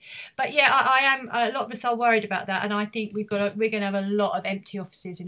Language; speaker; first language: English; native; English